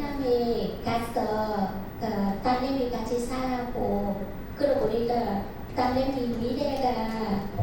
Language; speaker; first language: Korean; non-native, learner; Vietnamese